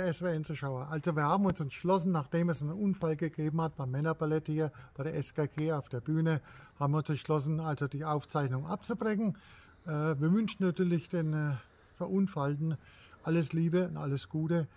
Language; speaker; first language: German; native; German